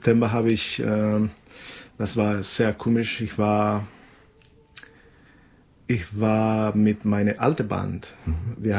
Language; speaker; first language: German; non-native, fluent; Spanish